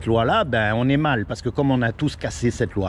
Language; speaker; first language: French; native; French